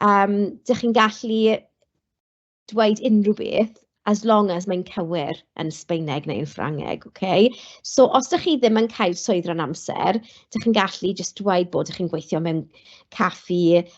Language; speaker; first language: Welsh; non-native, local second language; English